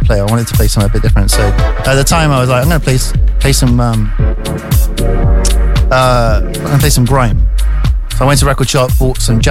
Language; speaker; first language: English; native; English